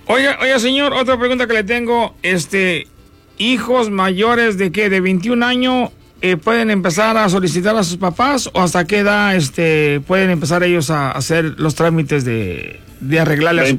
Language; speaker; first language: Spanish; native; Spanish